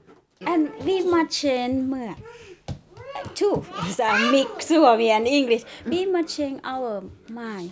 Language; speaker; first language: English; non-native, learner; Thai